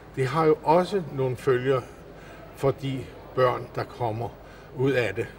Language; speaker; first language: Danish; native; Danish